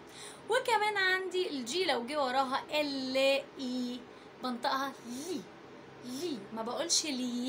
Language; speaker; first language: Arabic; native; Arabic